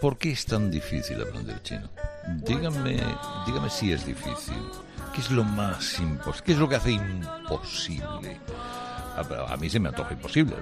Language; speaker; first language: Spanish; native; Spanish